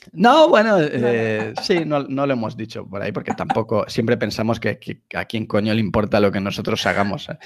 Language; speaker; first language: Spanish; native; Spanish